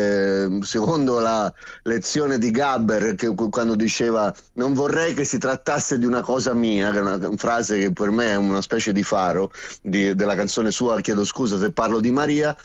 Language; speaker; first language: Italian; native; Italian